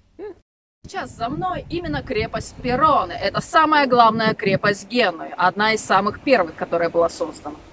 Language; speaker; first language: Russian; native; Russian